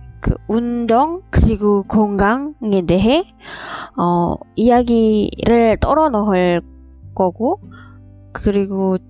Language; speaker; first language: Korean; non-native, learner; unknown